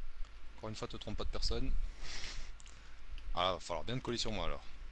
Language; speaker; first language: French; native; French